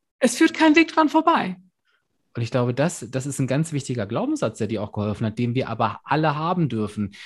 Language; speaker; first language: German; native; German